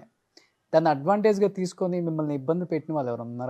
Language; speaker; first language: Telugu; native; Telugu